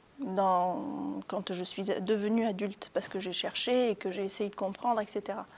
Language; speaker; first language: French; early bilingual, other home language; Arabic